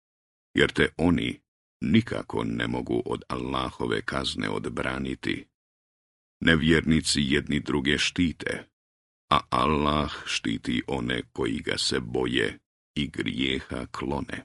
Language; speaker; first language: Croatian; native; Croatian